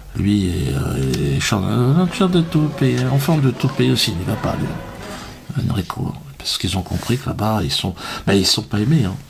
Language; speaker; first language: French; native; French